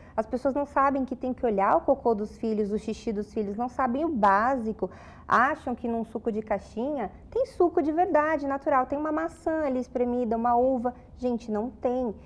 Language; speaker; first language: Portuguese; native; Portuguese